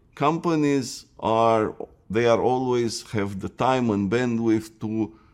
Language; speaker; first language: English; non-native, fluent; Romanian